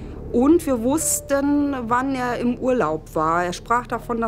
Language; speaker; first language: German; native; German